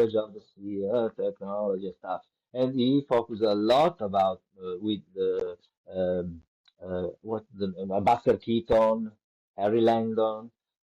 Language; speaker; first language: English; non-native, learner; Italian